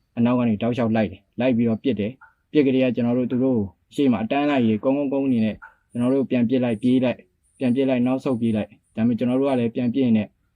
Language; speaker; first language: Burmese; native; Burmese